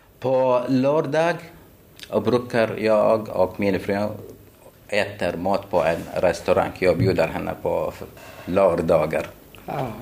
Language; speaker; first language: Swedish; non-native, fluent; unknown